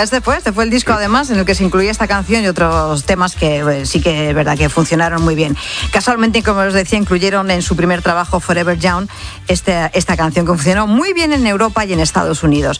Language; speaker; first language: Spanish; native; Spanish